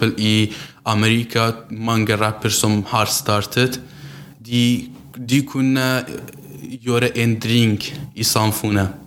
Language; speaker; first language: Norwegian; non-native, learner; Central Kurdish